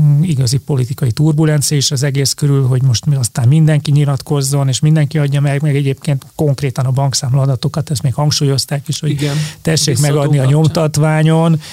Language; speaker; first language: Hungarian; native; Hungarian